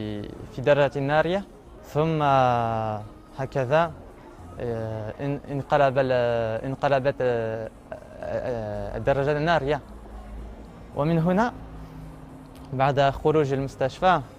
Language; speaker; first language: Arabic; non-native, learner; French